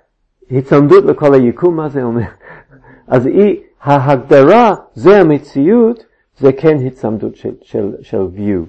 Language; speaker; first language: Hebrew; non-native, fluent; English